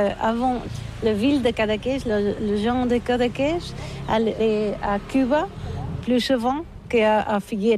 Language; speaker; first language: French; non-native, learner; Catalan